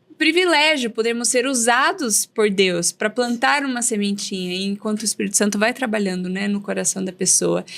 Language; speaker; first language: Portuguese; native; Portuguese